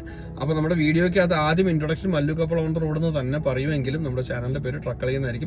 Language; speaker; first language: Malayalam; native; Malayalam